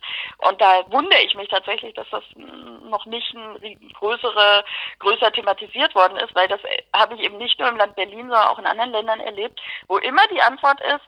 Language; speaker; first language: German; native; German